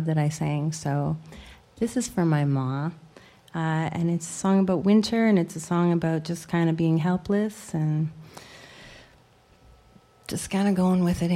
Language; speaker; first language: English; native; English